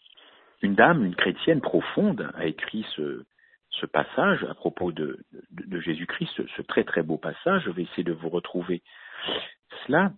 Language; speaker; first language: French; native; French